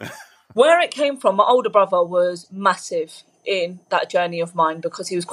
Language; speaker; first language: English; early bilingual, other home language; Punjabi